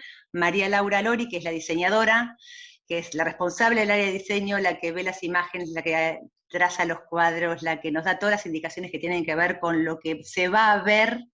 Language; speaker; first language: Spanish; native; Spanish